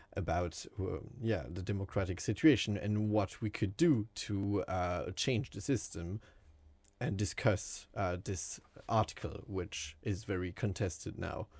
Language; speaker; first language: English; non-native, fluent; French